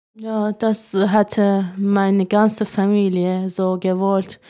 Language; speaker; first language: German; non-native, fluent; Persian